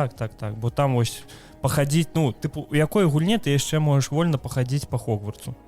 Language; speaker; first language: Belarusian; native; Belarusian